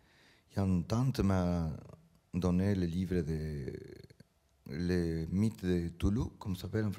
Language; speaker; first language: French; non-native, learner; Spanish